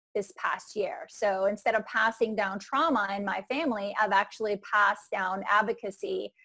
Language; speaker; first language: English; non-native, fluent; Icelandic